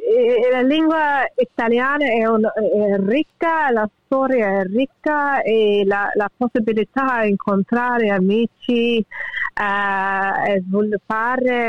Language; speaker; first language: Italian; early bilingual, heritage; English